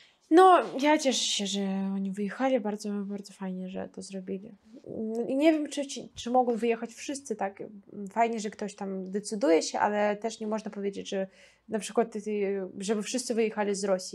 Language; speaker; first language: Polish; non-native, fluent; Russian